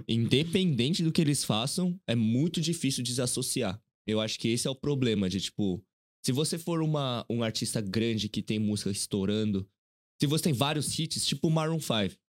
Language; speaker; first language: Portuguese; early bilingual, other home language; Korean